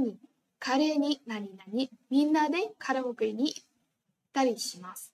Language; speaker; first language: Japanese; non-native, fluent; Vietnamese